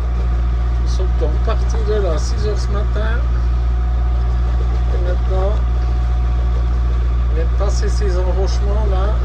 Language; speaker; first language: French; native; French